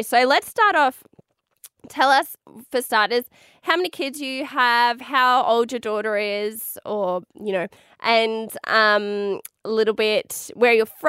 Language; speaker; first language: English; native; English